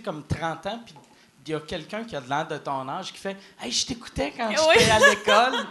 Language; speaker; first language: French; native; French